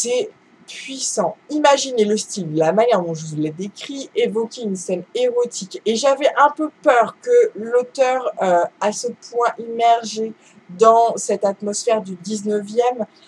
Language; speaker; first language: French; native; French